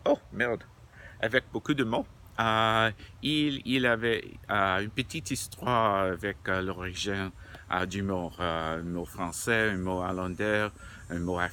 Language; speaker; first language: French; non-native, learner; English